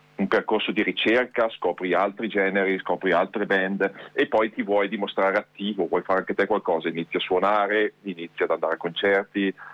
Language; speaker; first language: Italian; native; Italian